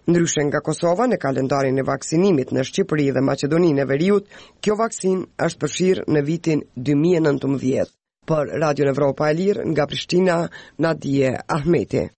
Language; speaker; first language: Albanian; native; Albanian